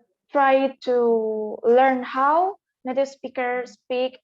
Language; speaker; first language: English; non-native, learner; Indonesian